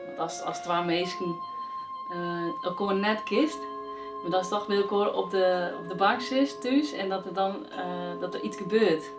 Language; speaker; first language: Dutch; non-native, local second language; Western Frisian